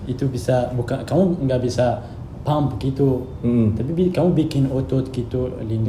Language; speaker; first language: Indonesian; non-native, fluent; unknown